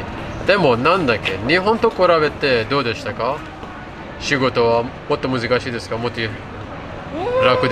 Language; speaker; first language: Japanese; non-native, learner; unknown